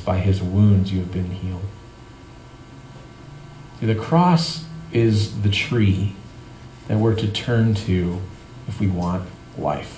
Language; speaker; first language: English; native; English